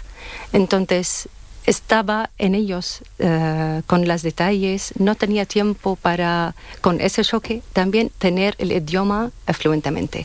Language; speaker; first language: Spanish; non-native, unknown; Arabic